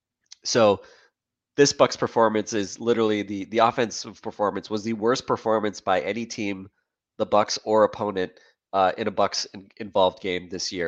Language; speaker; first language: English; native; English